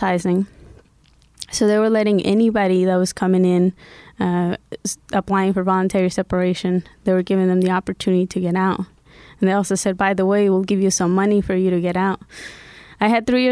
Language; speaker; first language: English; early bilingual, other home language; Spanish